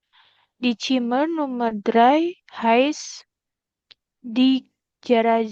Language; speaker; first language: German; non-native, learner; Indonesian